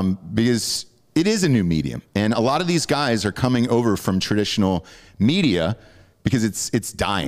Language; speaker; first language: English; native; English